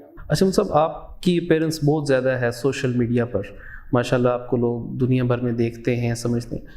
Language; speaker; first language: Urdu; native; Urdu